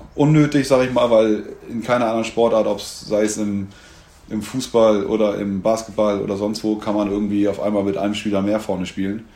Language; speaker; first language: German; native; German